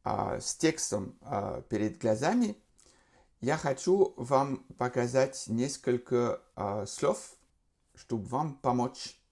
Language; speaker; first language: Russian; non-native, fluent; French